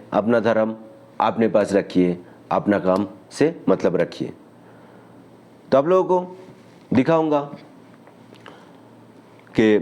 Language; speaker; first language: Hindi; non-native, local second language; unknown